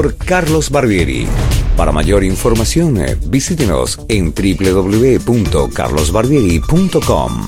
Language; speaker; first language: Spanish; native; Spanish